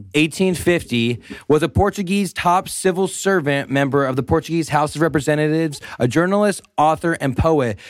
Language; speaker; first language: English; native; English